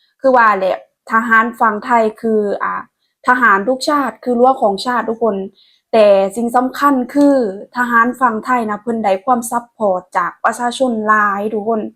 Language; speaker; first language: Thai; non-native, local second language; Lao